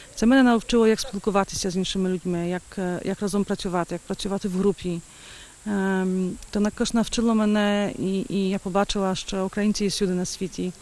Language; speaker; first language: Ukrainian; early bilingual, heritage; Ukrainian